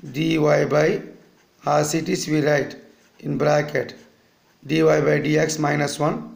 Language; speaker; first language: English; non-native, local second language; Tamil